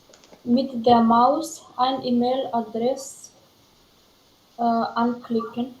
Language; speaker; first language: German; non-native, learner; Macedonian